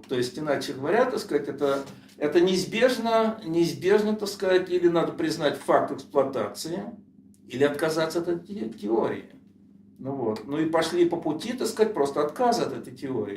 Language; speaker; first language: Russian; native; Russian